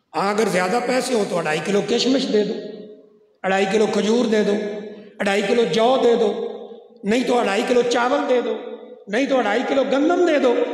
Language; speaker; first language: Urdu; non-native, local second language; Punjabi